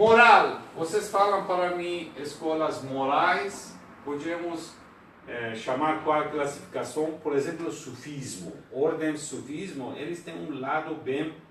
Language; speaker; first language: Portuguese; non-native, learner; Persian